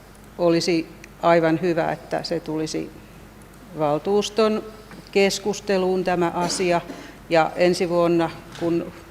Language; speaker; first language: Finnish; native; Finnish